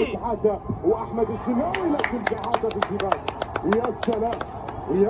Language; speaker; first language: Arabic; native; Arabic